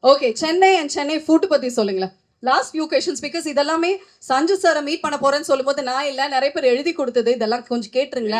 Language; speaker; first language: Tamil; native; Tamil